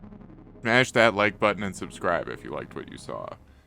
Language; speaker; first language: English; native; English